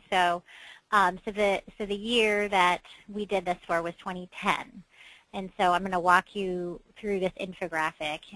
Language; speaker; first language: English; native; English